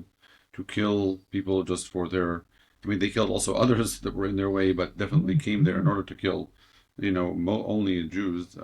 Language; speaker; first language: English; native; English